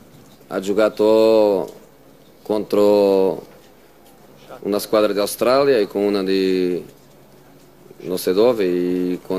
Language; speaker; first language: Italian; non-native, fluent; Portuguese